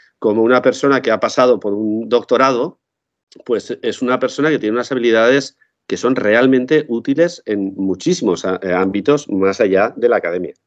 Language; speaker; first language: Spanish; native; Spanish